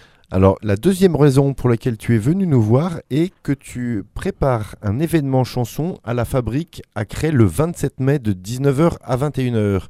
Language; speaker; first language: French; native; French